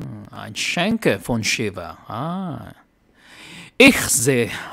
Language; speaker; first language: German; non-native, learner; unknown